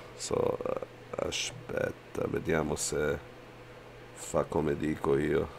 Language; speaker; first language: Italian; early bilingual, heritage; Italian